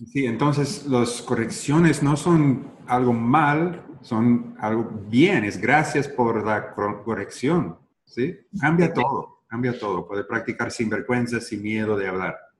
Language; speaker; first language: Spanish; non-native, learner; English